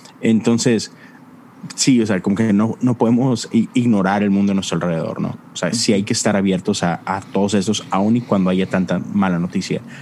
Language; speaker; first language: Spanish; native; Spanish